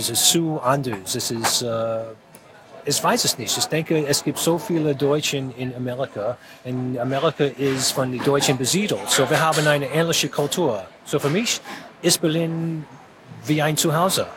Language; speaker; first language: German; non-native, fluent; English